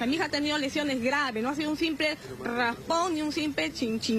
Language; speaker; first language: Spanish; native; Spanish